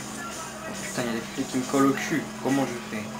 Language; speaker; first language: French; native; French